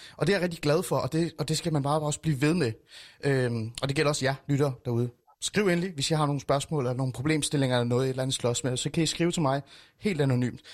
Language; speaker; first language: Danish; early bilingual, other home language; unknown